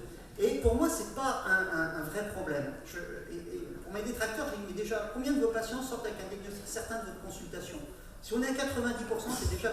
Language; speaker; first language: French; native; French